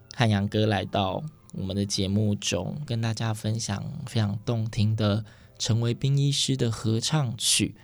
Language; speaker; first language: Chinese; native; Chinese